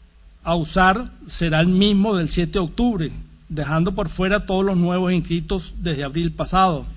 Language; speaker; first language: Spanish; native; Spanish